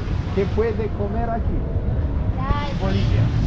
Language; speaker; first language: Spanish; non-native, learner; Romanian